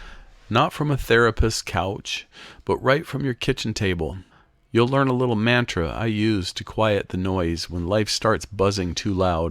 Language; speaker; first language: English; native; English